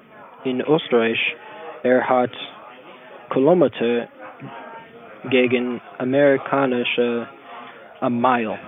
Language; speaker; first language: German; non-native, learner; English